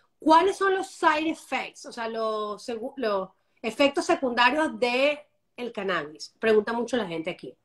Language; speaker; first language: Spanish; native; Spanish